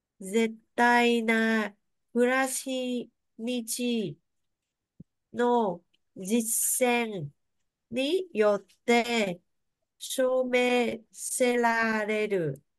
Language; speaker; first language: Japanese; non-native, learner; Vietnamese